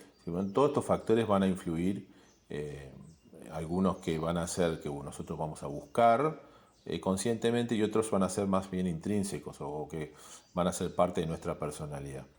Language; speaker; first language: Spanish; native; Spanish